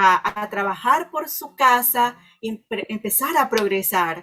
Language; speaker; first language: Spanish; native; Spanish